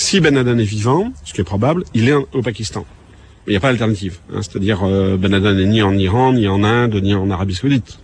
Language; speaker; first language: French; native; French